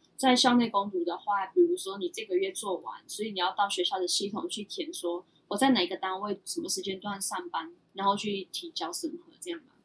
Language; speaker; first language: Chinese; early bilingual, heritage; Chinese